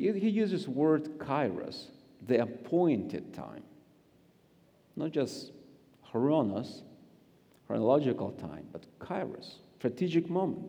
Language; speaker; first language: English; non-native, fluent; Russian